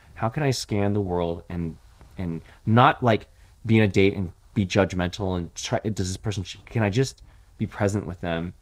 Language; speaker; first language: English; native; English